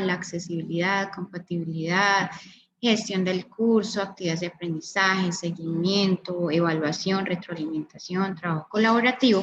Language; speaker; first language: Spanish; native; Spanish